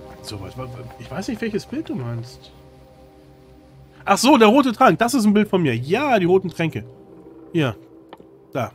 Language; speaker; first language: German; native; German